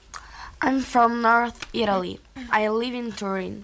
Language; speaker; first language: English; non-native, learner; Italian